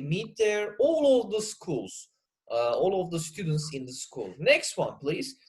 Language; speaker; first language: English; non-native, fluent; Turkish